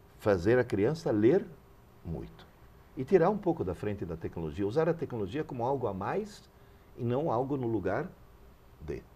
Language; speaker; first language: Portuguese; early bilingual, other home language; Italian